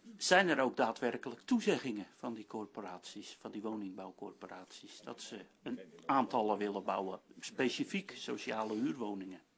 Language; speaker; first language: Dutch; native; Dutch